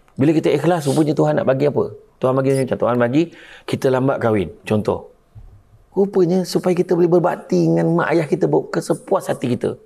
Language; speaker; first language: Malay; native; Malay